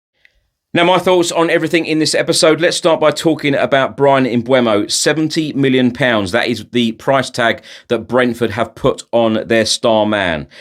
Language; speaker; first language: English; native; English